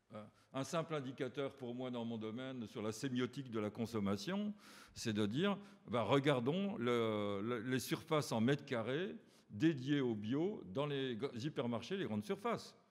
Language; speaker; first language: French; native; French